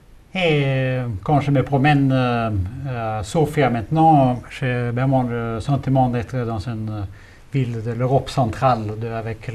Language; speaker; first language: French; non-native, fluent; Swedish